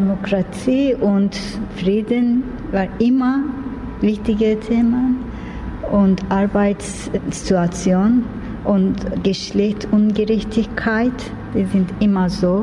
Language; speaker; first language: German; non-native, learner; Turkish